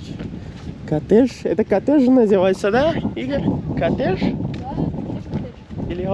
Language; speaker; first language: Russian; non-native, local second language; Kyrgyz